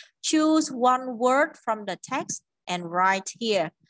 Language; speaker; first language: English; non-native, fluent; Vietnamese